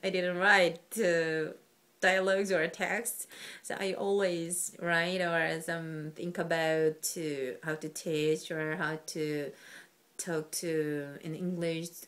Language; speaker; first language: English; non-native, learner; Korean